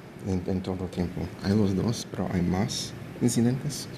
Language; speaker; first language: Spanish; early bilingual, heritage; English